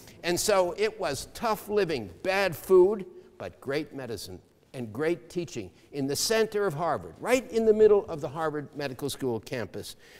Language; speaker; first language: English; native; English